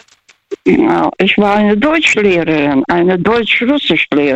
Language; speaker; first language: German; non-native, learner; Russian